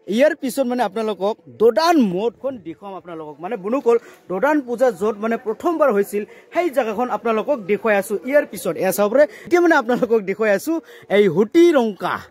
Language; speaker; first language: Assamese; non-native, local second language; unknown